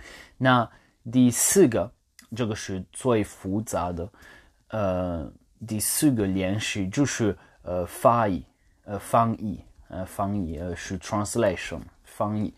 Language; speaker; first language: Chinese; non-native, learner; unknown